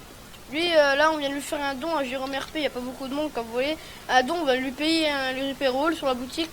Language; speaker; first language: French; native; French